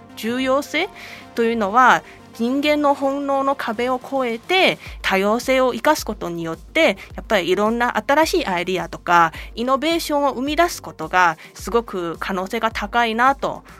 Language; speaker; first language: Japanese; non-native, fluent; Chinese